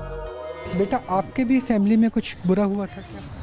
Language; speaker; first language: Hindi; native; Hindi